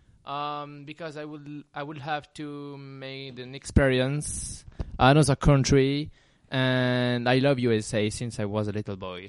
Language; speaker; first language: English; non-native, learner; French